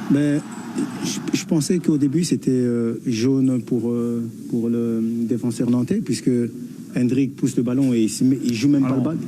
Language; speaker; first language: French; native; French